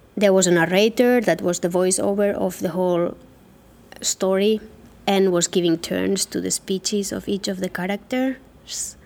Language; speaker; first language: English; non-native, fluent; Catalan